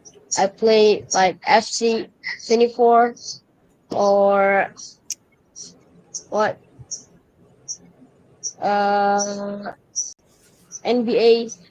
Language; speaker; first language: English; non-native, learner; Indonesian